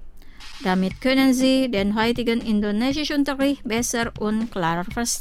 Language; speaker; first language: German; non-native, fluent; Indonesian